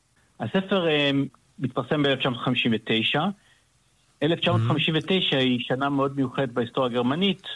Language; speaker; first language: Hebrew; native; Hebrew